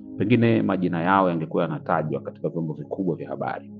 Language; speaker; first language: Swahili; native; Swahili